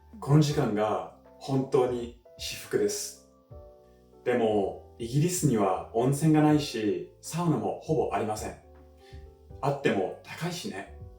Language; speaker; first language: Japanese; non-native, fluent; English